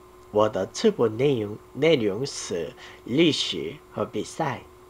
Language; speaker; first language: Chinese; non-native, learner; Korean